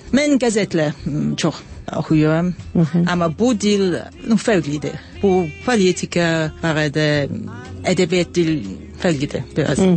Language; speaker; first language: Azerbaijani; non-native, learner; English